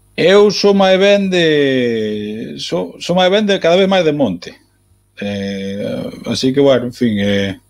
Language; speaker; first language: Galician; native; Galician